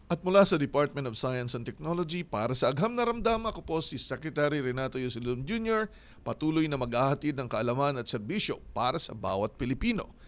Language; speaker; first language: Filipino; native; Filipino